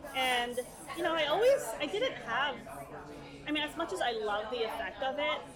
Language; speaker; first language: English; early bilingual, other home language; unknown